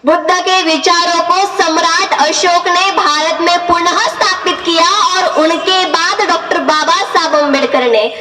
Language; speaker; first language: Hindi; non-native, local second language; Marathi